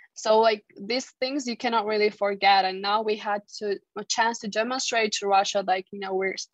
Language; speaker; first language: English; non-native, fluent; Georgian